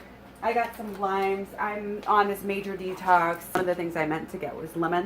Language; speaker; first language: English; native; English